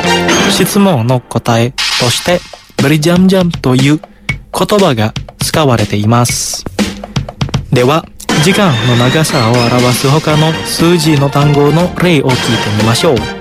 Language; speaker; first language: Japanese; non-native, fluent; Indonesian